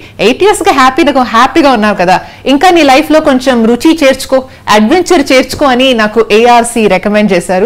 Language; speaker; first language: Telugu; native; Telugu